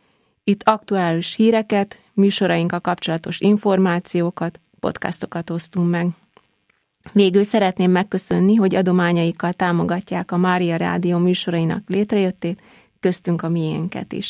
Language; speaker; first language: Hungarian; native; Hungarian